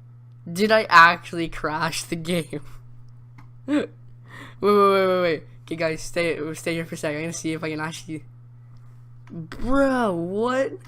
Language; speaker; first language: English; native; English